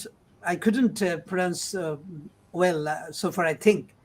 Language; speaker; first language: English; non-native, fluent; Bangla